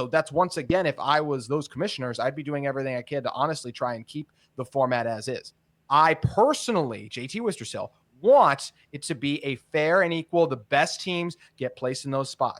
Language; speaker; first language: English; native; English